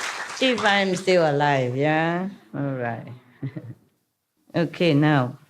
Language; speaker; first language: English; non-native, fluent; Vietnamese